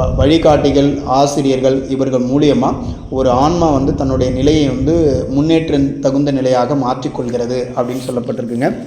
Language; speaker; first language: Tamil; native; Tamil